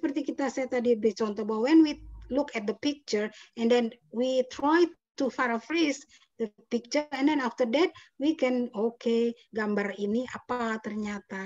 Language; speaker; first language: English; non-native, fluent; Indonesian